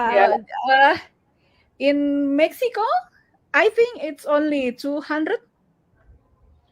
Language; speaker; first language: English; non-native, learner; Indonesian